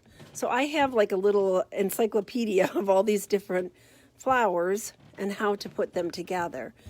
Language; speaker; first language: English; native; English